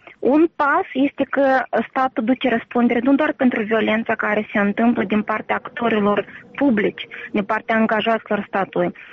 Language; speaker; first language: Romanian; native; Romanian